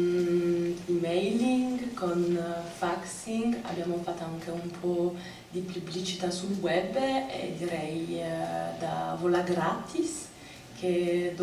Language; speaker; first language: Italian; non-native, fluent; French